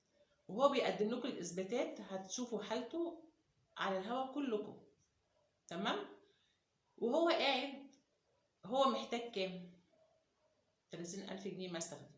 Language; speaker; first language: Arabic; native; Arabic